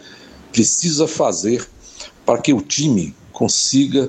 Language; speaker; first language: Portuguese; native; Portuguese